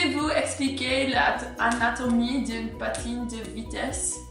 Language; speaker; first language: French; non-native, learner; English